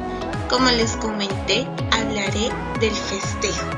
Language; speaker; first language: Spanish; native; Spanish